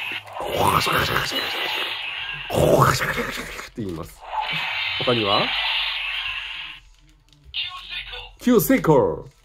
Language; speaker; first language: Japanese; native; Japanese